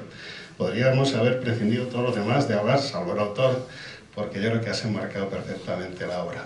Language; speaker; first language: Spanish; native; Spanish